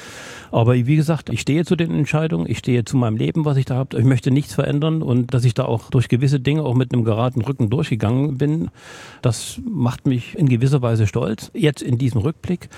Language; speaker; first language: German; native; German